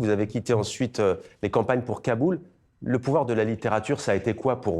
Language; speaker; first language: French; native; French